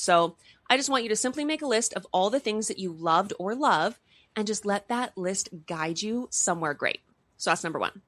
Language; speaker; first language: English; native; English